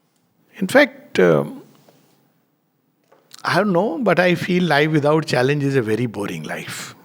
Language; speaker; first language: English; non-native, local second language; Hindi